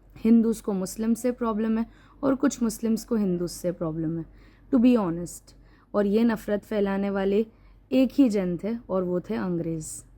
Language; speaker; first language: Hindi; native; Hindi